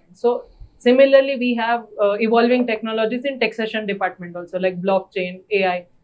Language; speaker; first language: English; non-native, local second language; Gujarati